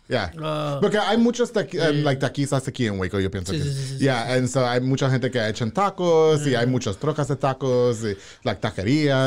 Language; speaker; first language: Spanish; early bilingual, heritage; English